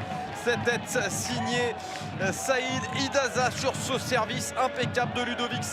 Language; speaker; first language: French; native; French